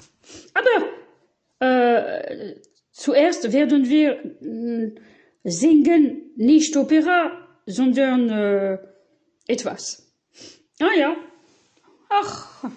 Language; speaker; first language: German; non-native, learner; French